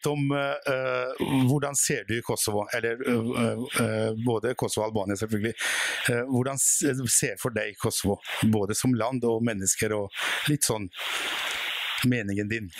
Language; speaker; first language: Norwegian; non-native, fluent; Albanian